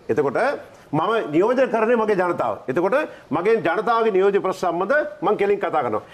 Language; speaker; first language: Sinhala; non-native, local second language; Tamil